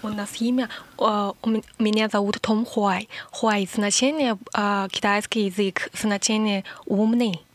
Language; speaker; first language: Russian; non-native, learner; Chinese